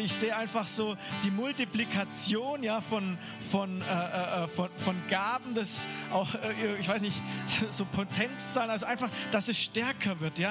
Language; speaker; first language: German; native; German